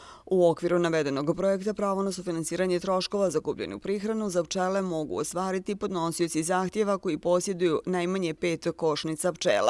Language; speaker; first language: Bosnian; native; Bosnian